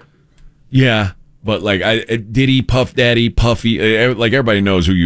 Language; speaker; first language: English; native; English